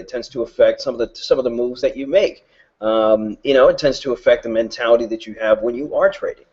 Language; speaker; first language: English; native; English